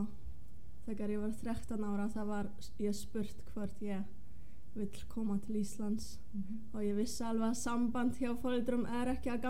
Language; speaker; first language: Icelandic; non-native, fluent; Polish